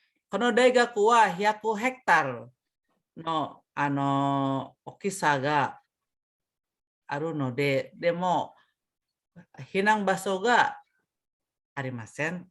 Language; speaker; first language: Japanese; non-native, learner; Indonesian